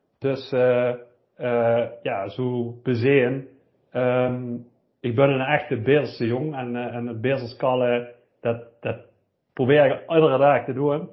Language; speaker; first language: Dutch; native; Dutch